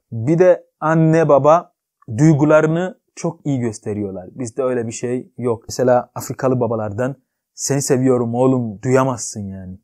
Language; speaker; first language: Turkish; non-native, fluent; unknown